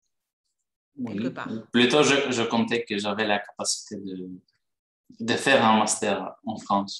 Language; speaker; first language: French; non-native, fluent; Greek